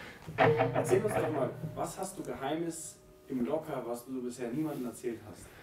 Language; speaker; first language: German; native; German